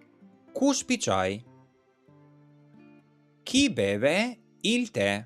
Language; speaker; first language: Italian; non-native, learner; Albanian